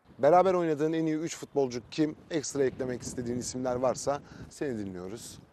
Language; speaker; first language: Turkish; native; Turkish